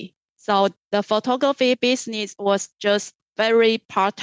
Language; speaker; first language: English; non-native, fluent; Chinese